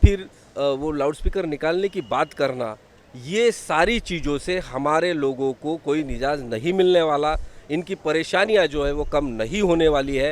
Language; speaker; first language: Hindi; non-native, local second language; Marathi